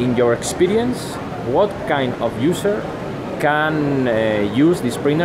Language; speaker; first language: English; non-native, fluent; Spanish